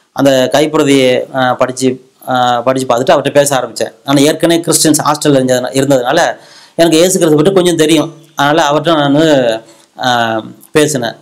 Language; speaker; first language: Tamil; non-native, local second language; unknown